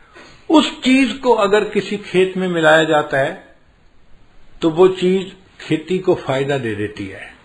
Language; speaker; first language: Urdu; native; Urdu